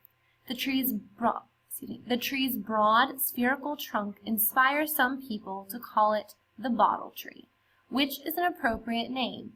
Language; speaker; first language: English; native; English